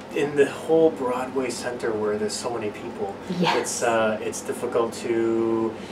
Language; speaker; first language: English; native; English